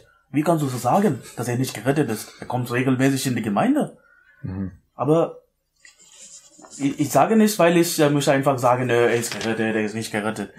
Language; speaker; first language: German; non-native, learner; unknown